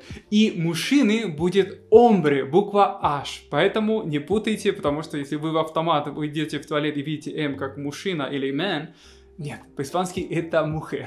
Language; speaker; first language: Russian; non-native, fluent; Spanish